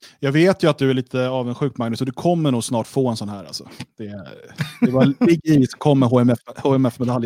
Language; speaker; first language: Swedish; native; Swedish